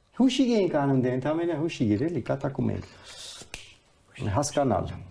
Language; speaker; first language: Armenian; native; Armenian